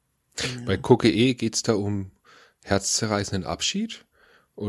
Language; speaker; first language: German; native; German